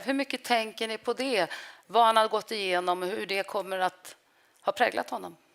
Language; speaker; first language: Swedish; native; Swedish